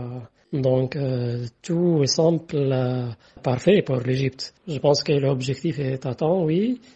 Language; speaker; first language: French; non-native, fluent; Arabic